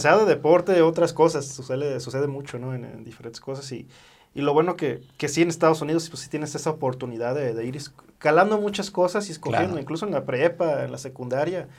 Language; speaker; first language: Spanish; early bilingual, heritage; Spanish